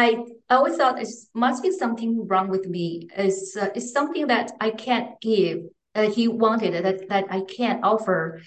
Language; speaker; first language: English; non-native, fluent; Chinese